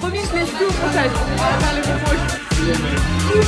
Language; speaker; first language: French; native; French